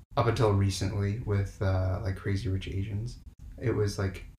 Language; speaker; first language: English; native; English